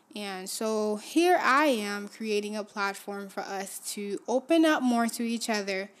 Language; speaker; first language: English; early bilingual, other home language; Haitian Creole